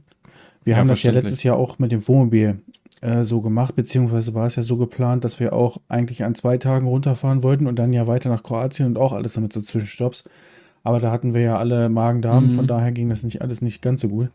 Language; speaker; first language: German; native; German